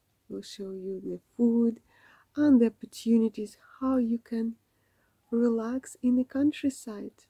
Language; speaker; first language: English; non-native, fluent; Russian